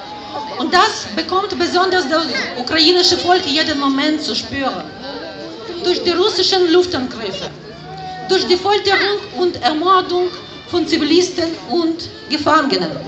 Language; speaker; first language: German; non-native, fluent; Ukrainian